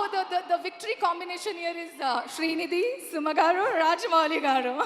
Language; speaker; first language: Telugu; non-native, learner; Kannada